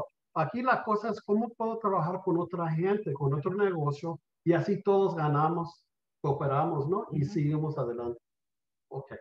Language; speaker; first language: Spanish; early bilingual, heritage; Spanish